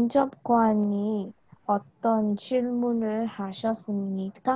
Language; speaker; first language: Korean; non-native, learner; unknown